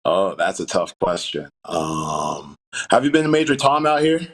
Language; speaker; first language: English; native; English